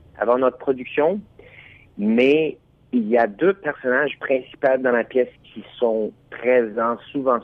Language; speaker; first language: French; non-native, local second language; English